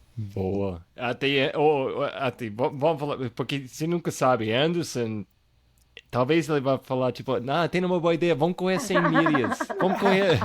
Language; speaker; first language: Portuguese; non-native, fluent; English